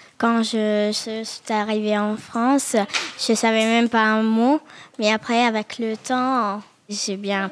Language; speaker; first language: French; early bilingual, other home language; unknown